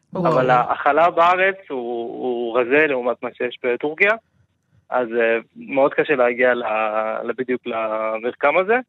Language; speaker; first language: Hebrew; non-native, fluent; Turkish